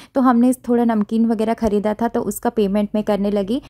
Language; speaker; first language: Hindi; non-native, local second language; Odia